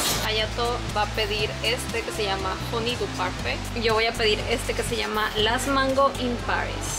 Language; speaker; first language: Spanish; native; Spanish